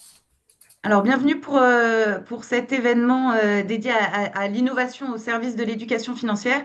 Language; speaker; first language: French; native; French